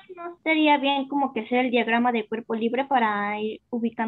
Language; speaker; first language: Spanish; native; Spanish